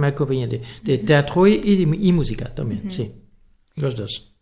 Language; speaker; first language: Spanish; non-native, learner; French